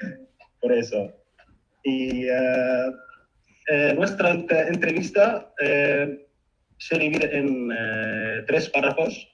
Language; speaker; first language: Spanish; non-native, fluent; Arabic